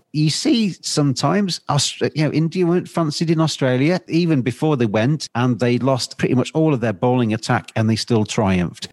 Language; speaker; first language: English; native; English